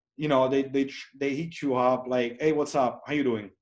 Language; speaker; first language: English; non-native, fluent; Italian